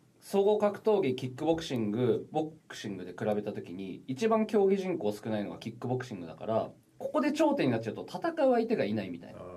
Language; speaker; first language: Japanese; native; Japanese